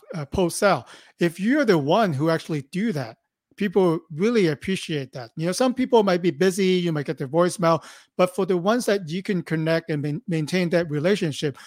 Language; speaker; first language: English; non-native, local second language; Cantonese